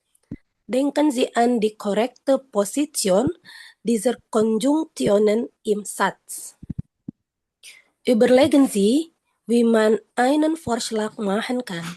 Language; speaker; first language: German; non-native, learner; Indonesian